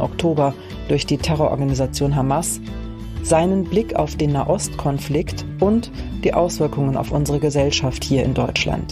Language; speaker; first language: German; native; German